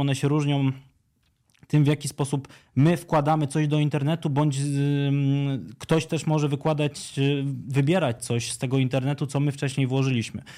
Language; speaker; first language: Polish; native; Polish